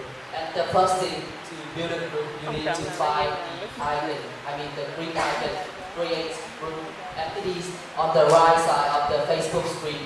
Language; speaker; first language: English; non-native, learner; Vietnamese